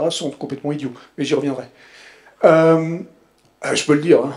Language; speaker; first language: French; native; French